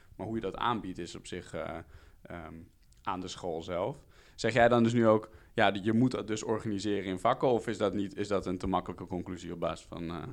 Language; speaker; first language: Dutch; native; Dutch